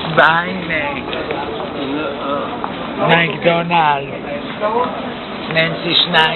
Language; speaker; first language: German; non-native, learner; Hebrew